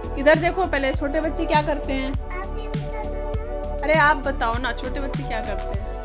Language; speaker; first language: Hindi; native; Hindi